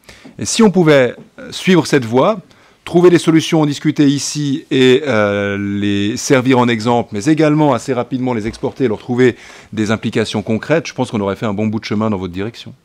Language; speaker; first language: French; native; French